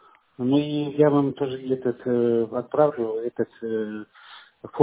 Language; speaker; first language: Russian; non-native, fluent; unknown